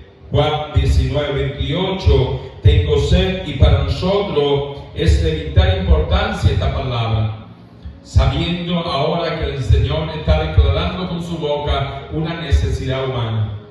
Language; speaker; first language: Spanish; native; Spanish